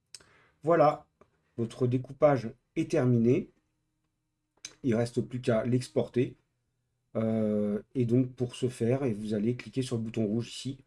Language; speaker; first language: French; native; French